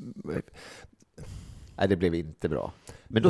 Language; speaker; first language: Swedish; native; Swedish